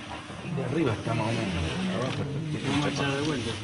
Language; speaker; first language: Spanish; native; Spanish